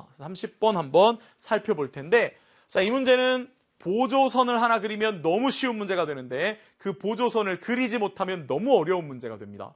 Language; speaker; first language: Korean; native; Korean